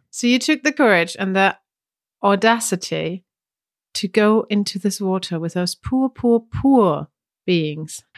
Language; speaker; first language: English; non-native, fluent; German